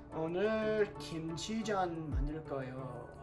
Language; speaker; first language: Korean; non-native, learner; English